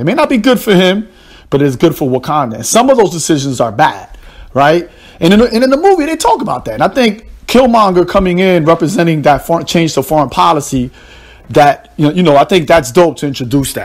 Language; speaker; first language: English; native; English